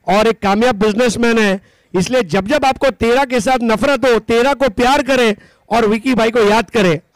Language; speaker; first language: Hindi; non-native, local second language; Marathi